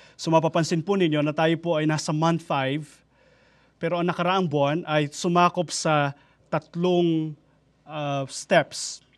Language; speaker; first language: Filipino; native; Filipino